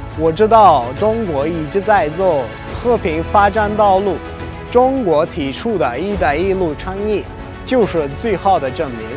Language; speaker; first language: Chinese; non-native, fluent; Uzbek